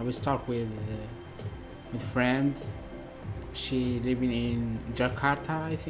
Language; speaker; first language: English; non-native, learner; Arabic